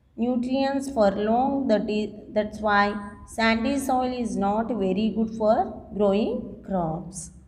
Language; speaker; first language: English; non-native, local second language; Telugu